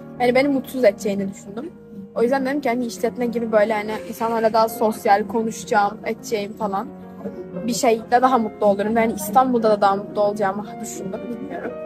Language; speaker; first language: Turkish; native; Turkish